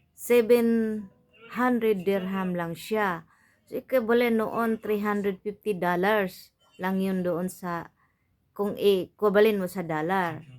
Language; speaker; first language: Filipino; native; Filipino